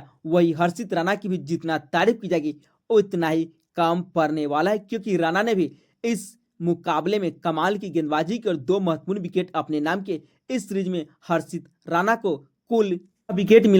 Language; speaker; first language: Hindi; native; Hindi